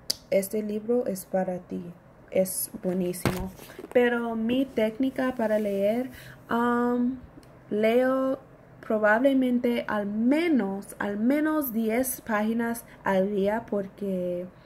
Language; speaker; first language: Spanish; non-native, learner; English